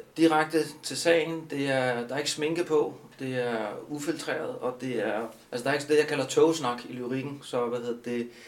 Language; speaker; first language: Danish; early bilingual, other home language; Spanish